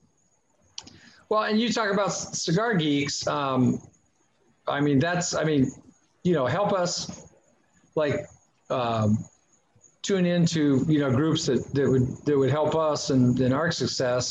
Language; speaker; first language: English; native; English